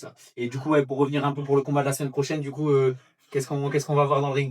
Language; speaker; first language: French; native; French